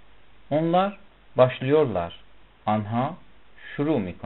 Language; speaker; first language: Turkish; non-native, fluent; Persian